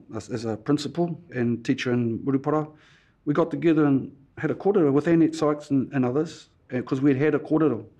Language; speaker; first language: English; native; English